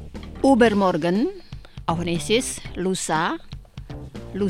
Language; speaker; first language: German; non-native, fluent; Indonesian